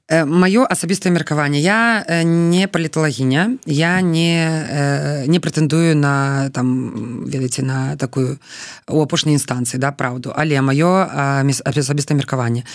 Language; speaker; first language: Belarusian; non-native, local second language; Russian